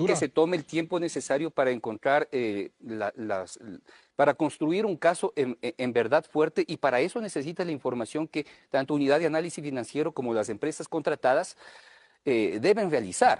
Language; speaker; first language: Spanish; native; Spanish